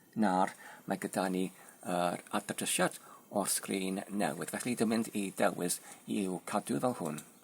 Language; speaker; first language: Welsh; non-native, learner; Polish